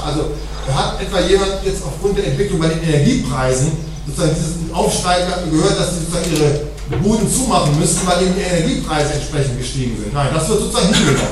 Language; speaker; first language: German; native; German